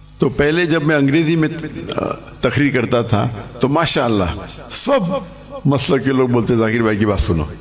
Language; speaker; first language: Urdu; non-native, local second language; English